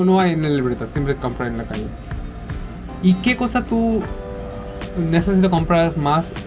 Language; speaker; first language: Spanish; non-native, learner; Hindi